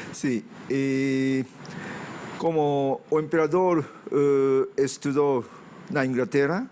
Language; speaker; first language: Portuguese; non-native, fluent; Japanese